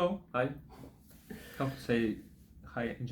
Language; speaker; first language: English; non-native, fluent; Russian